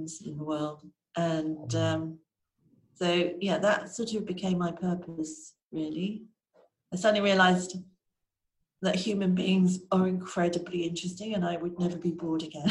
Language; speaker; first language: English; native; English